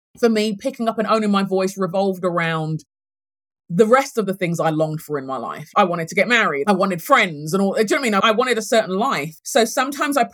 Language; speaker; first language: English; native; English